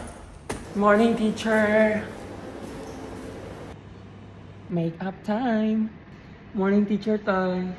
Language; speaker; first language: English; non-native, local second language; Filipino